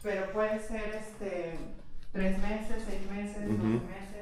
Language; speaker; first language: Spanish; native; Spanish